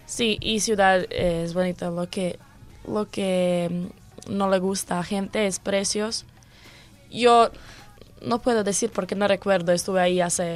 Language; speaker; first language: Spanish; non-native, learner; Croatian